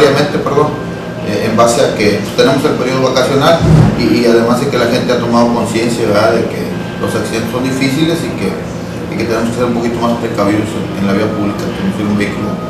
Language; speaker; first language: Spanish; native; Spanish